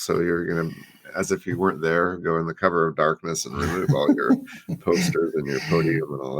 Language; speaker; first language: English; native; English